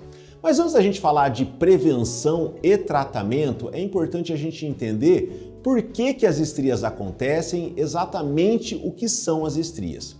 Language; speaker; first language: Portuguese; native; Portuguese